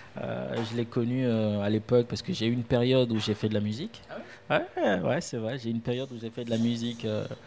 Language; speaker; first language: French; non-native, local second language; Ewe